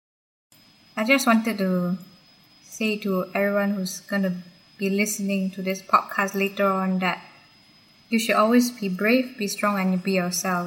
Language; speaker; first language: English; non-native, local second language; Chinese